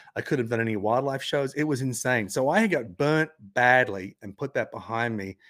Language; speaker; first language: English; native; English